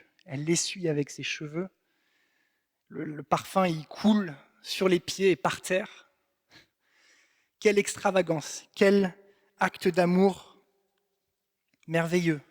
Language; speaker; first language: French; native; French